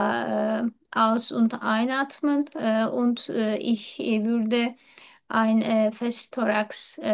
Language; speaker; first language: German; non-native, learner; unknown